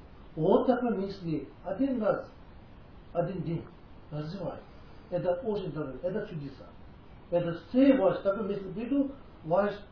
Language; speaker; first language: Russian; non-native, learner; Tibetan